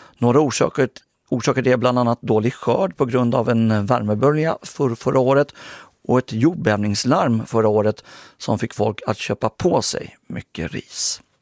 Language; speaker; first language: Swedish; native; Swedish